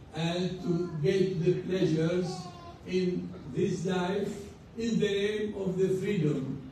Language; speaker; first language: English; non-native, fluent; Arabic